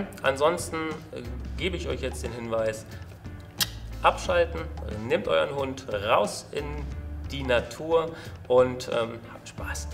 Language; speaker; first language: German; native; German